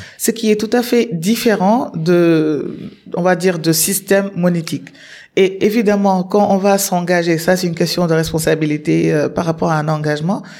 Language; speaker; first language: French; non-native, local second language; Wolof